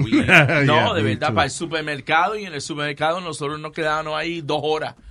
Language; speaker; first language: Spanish; early bilingual, heritage; Spanish